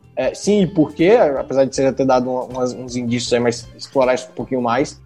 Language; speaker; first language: Portuguese; native; Portuguese